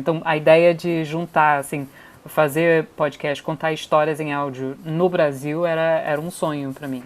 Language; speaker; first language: Portuguese; non-native, fluent; English